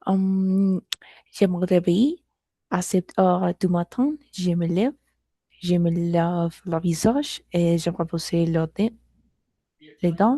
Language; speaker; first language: French; non-native, learner; Spanish